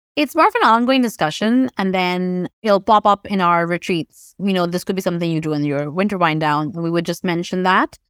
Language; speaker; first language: English; non-native, local second language; Urdu